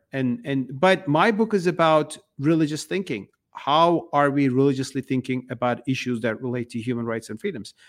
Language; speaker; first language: English; non-native, fluent; Turkish